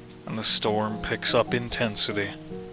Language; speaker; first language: English; native; English